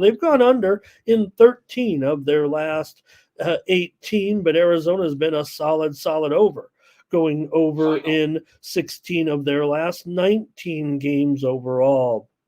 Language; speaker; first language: English; native; English